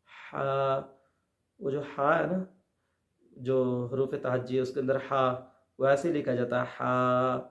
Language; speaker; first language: Urdu; native; Urdu